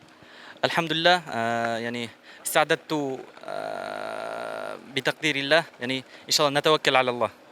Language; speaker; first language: Arabic; non-native, learner; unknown